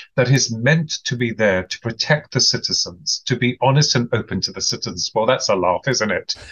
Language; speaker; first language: English; native; English